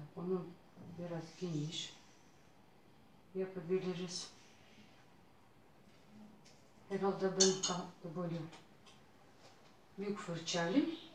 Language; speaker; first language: Turkish; non-native, learner; Russian